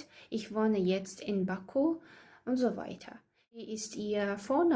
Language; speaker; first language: German; non-native, learner; Azerbaijani